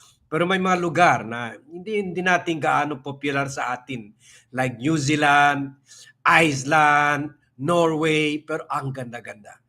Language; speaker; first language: Filipino; native; Filipino